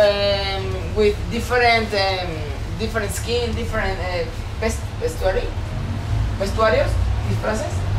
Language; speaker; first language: English; non-native, learner; Spanish